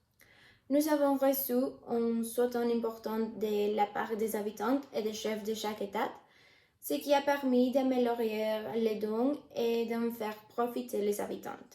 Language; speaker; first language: French; non-native, learner; Spanish